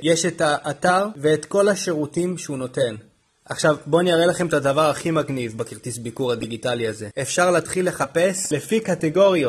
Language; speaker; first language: Hebrew; native; Hebrew